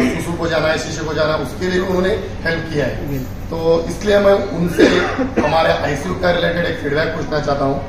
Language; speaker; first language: Hindi; non-native, local second language; Marathi